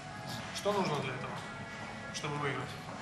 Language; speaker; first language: Russian; native; Russian